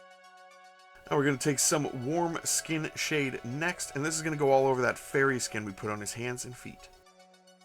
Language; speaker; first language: English; native; English